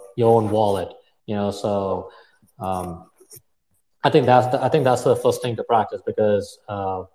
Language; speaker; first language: English; non-native, fluent; Arabic